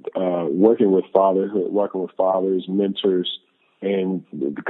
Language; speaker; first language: English; native; English